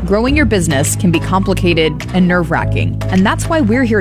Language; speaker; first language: English; native; English